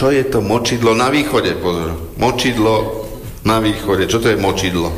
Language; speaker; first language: Slovak; native; Slovak